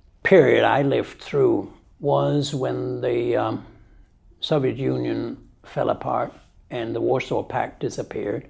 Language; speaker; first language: English; non-native, fluent; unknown